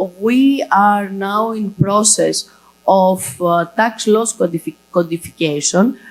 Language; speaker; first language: English; non-native, fluent; Greek